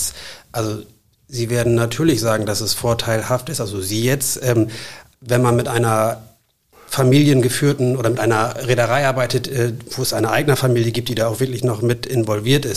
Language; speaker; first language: German; native; German